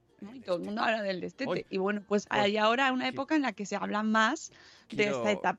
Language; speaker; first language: Spanish; native; Spanish